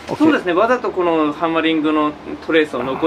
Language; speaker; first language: Japanese; native; Japanese